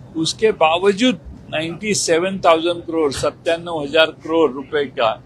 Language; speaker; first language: Hindi; non-native, local second language; Marathi